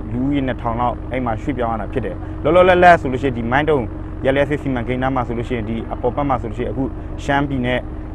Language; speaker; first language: Burmese; non-native, local second language; Karen languages